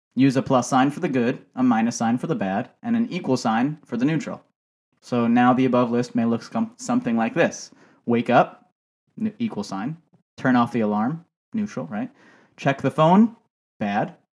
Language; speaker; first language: English; native; English